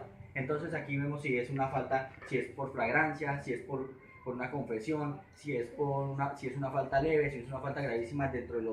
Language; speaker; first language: Spanish; native; Spanish